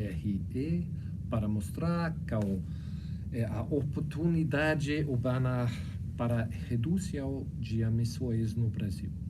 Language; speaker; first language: Portuguese; non-native, fluent; English